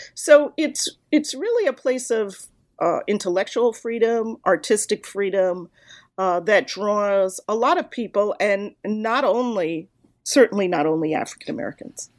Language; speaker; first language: English; native; English